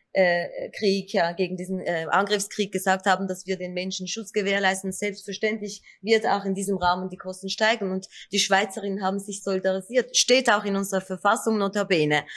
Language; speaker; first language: German; early bilingual, other home language; Kurdish